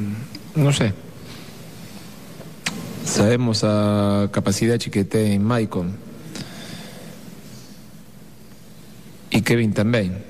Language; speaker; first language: Portuguese; non-native, fluent; Spanish